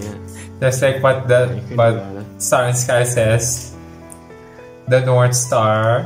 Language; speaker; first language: English; non-native, local second language; Filipino